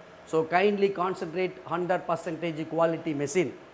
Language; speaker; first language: English; non-native, local second language; Tamil